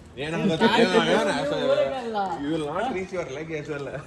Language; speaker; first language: Kannada; native; Kannada